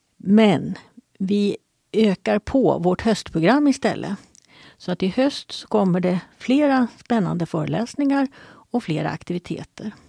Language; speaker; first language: Swedish; native; Swedish